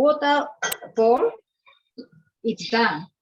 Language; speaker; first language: English; non-native, learner; Japanese